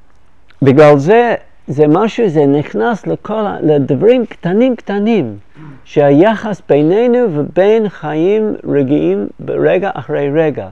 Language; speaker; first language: Hebrew; non-native, fluent; English